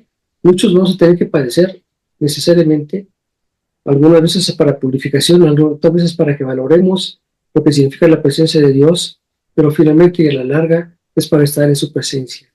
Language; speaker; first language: Spanish; native; Spanish